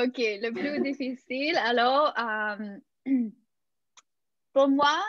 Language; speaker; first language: French; non-native, fluent; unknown